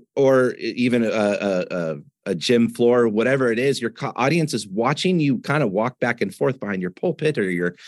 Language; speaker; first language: English; native; English